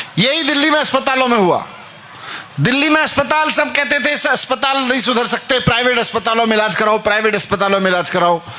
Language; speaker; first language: Hindi; native; Hindi